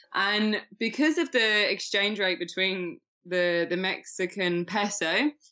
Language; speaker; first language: English; native; English